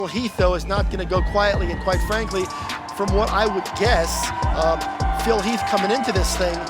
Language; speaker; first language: English; native; English